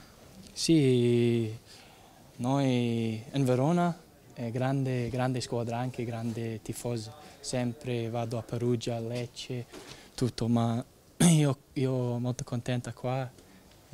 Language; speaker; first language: Italian; non-native, learner; English